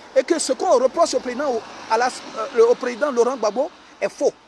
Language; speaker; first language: French; native; French